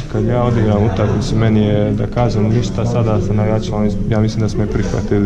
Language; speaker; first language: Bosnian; early bilingual, heritage; Croatian